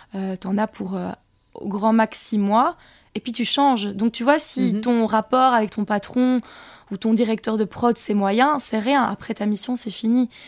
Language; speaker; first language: French; native; French